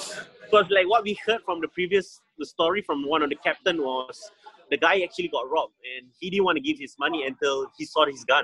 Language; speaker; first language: English; native; English